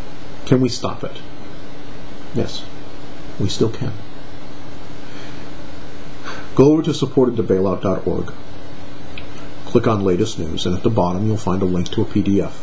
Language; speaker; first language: English; native; English